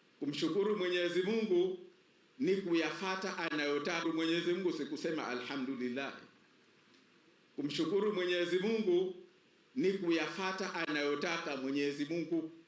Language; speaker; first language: Swahili; native; Swahili